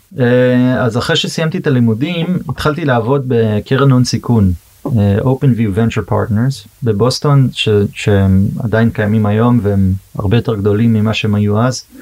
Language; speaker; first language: Hebrew; early bilingual, heritage; Hebrew